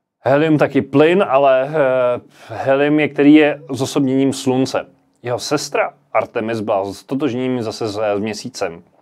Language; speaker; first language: Czech; native; Czech